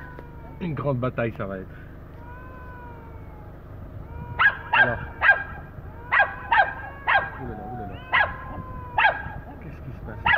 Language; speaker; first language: French; non-native, local second language; Arabic